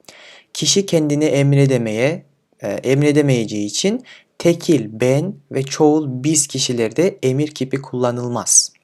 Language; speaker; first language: Turkish; non-native, fluent; Kyrgyz